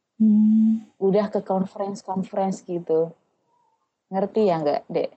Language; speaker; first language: Indonesian; non-native, local second language; Tetum